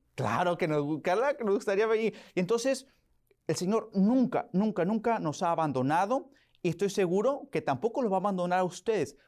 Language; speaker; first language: Spanish; early bilingual, heritage; Spanish